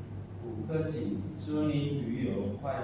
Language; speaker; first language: Chinese; non-native, learner; Indonesian